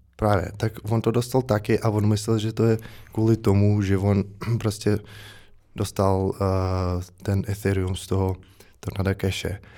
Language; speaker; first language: Czech; non-native, fluent; Russian